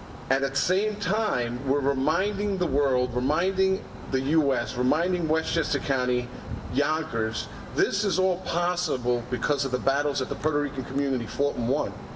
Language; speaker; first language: English; early bilingual, other home language; Spanish